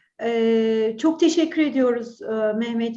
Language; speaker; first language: Turkish; native; Turkish